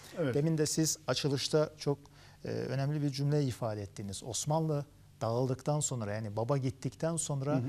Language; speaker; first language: Turkish; early bilingual, heritage; Turkish